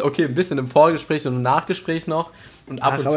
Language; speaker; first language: German; native; German